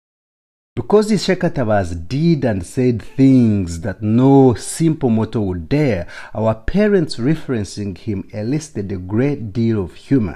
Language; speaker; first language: English; non-native, local second language; Nyankole